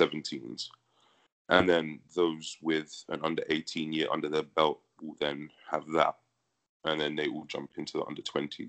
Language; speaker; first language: English; native; English